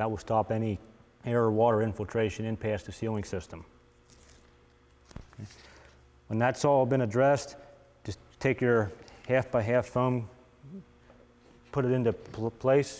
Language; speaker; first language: English; native; English